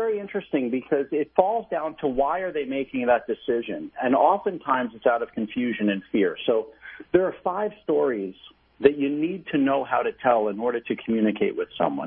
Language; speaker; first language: English; native; English